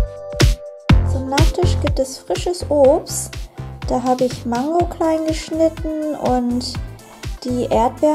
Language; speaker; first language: German; native; German